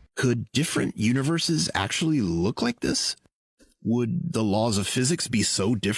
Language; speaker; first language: English; native; English